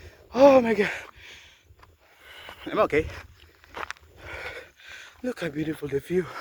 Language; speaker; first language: English; non-native, learner; Indonesian